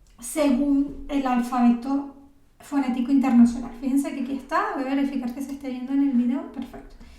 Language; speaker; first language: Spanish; native; Spanish